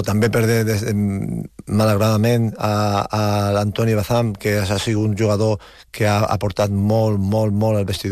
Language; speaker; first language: Catalan; non-native, local second language; Spanish